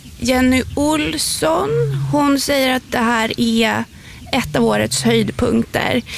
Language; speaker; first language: Swedish; native; Swedish